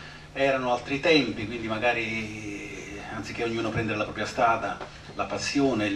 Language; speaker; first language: Italian; native; Italian